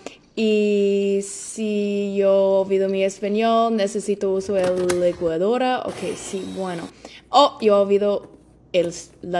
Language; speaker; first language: Spanish; non-native, learner; English